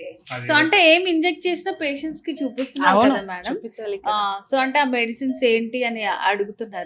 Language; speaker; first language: Telugu; native; Telugu